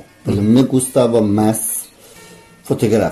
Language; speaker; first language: Spanish; non-native, learner; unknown